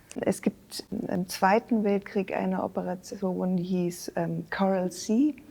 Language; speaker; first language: German; native; German